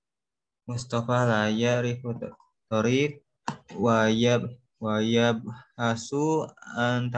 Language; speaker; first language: Arabic; non-native, learner; Indonesian